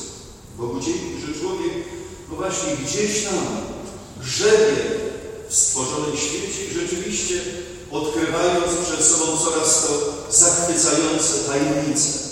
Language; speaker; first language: Polish; native; Polish